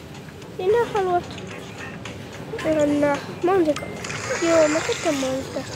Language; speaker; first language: Finnish; early bilingual, heritage; Finnish